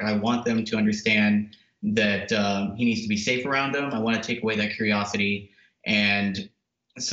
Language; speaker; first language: English; native; English